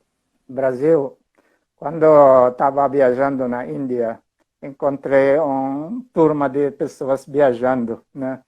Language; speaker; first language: Portuguese; non-native, fluent; Filipino